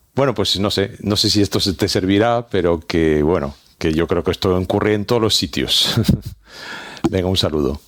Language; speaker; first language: Spanish; non-native, fluent; French